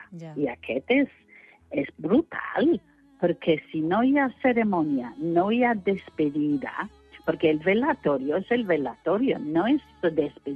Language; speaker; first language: Catalan; non-native, fluent; English